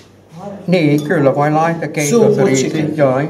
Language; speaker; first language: Finnish; non-native, learner; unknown